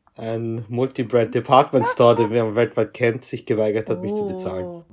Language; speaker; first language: German; native; German